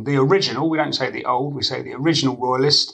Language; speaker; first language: English; native; English